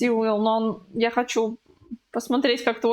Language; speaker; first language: Russian; native; Russian